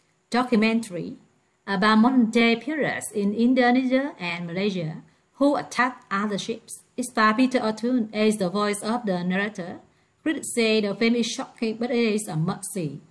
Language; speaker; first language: English; non-native, fluent; Vietnamese